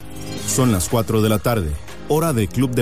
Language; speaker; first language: Spanish; native; Spanish